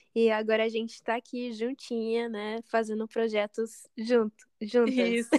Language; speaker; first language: Portuguese; non-native, fluent; English